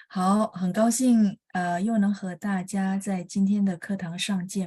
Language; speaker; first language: Chinese; non-native, fluent; Indonesian